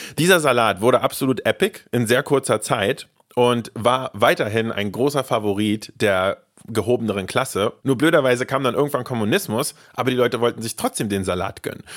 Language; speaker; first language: German; early bilingual, other home language; Russian